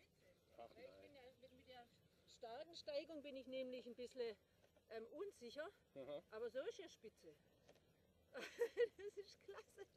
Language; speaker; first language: German; native; German